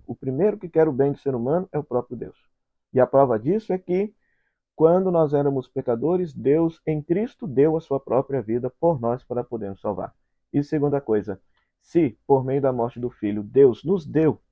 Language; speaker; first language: Portuguese; native; Portuguese